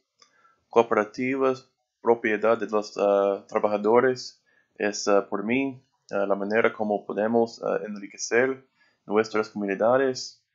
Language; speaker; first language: Spanish; non-native, learner; English